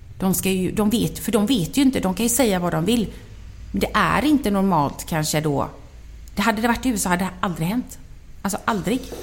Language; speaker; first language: Swedish; native; Swedish